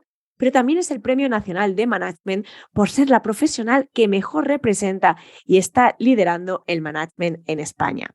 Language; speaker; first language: Spanish; native; Spanish